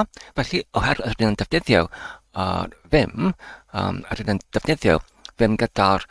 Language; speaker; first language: Welsh; non-native, learner; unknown